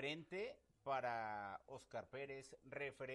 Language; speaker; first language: Spanish; native; Spanish